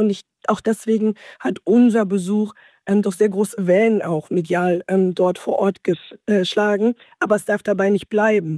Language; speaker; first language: German; native; German